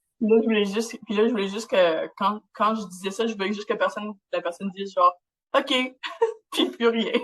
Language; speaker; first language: French; non-native, local second language; English